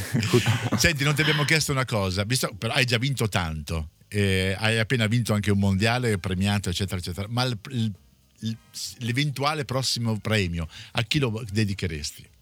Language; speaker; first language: Italian; native; Italian